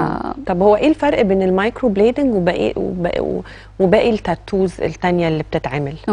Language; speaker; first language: Arabic; native; Arabic